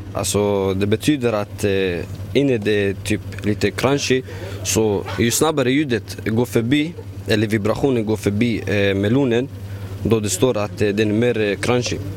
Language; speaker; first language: Swedish; non-native, fluent; Arabic